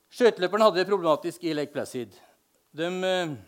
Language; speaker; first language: Norwegian; native; Norwegian